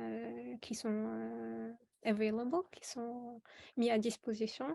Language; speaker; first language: French; non-native, local second language; Arabic